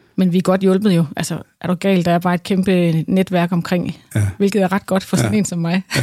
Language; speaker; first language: Danish; native; Danish